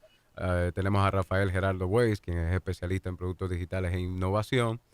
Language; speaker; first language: Spanish; native; Spanish